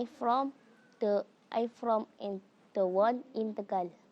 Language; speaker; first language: English; non-native, learner; Indonesian